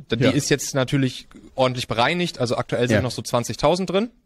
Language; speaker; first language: German; native; German